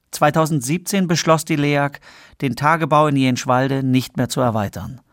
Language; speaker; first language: German; native; German